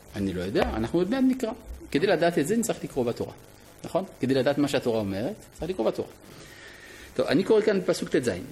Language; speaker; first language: Hebrew; non-native, fluent; French